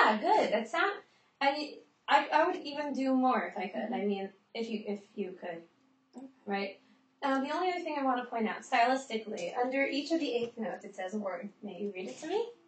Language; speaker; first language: English; native; English